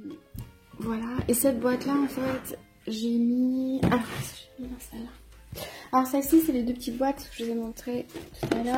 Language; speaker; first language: French; native; French